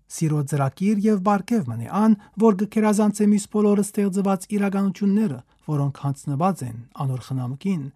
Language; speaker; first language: Armenian; native; Armenian